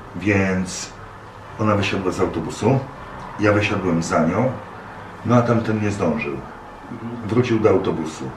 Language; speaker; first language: Polish; native; Polish